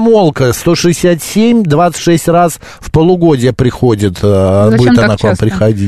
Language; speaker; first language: Russian; native; Russian